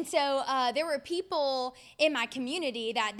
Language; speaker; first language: English; native; English